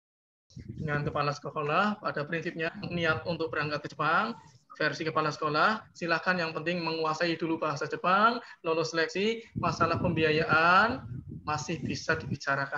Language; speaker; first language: Indonesian; native; Indonesian